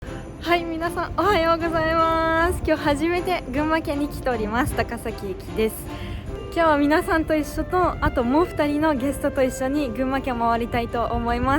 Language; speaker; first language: Japanese; non-native, fluent; French